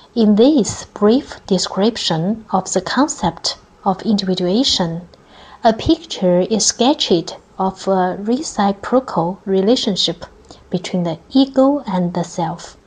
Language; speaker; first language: English; non-native, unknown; Chinese